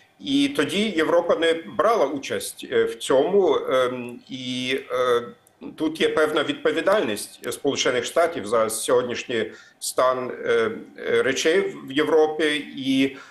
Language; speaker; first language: Ukrainian; non-native, fluent; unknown